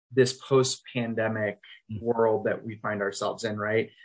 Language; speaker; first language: English; early bilingual, other home language; Spanish